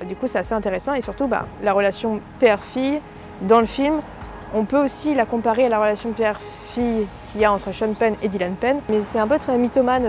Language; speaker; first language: French; native; French